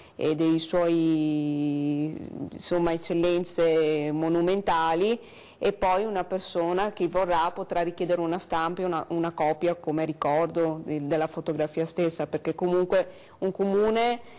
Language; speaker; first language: Italian; native; Italian